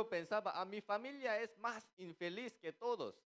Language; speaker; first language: Spanish; non-native, fluent; Korean